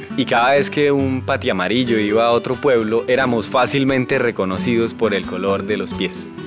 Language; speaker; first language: Spanish; native; Spanish